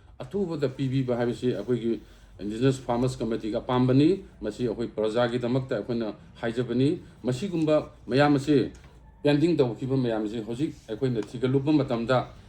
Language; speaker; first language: Manipuri; non-native, local second language; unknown